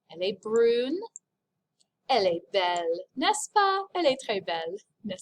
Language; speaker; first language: French; non-native, fluent; English